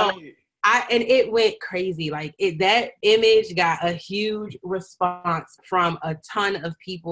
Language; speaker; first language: English; native; English